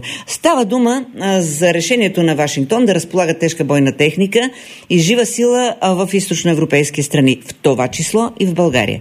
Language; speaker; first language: Bulgarian; native; Bulgarian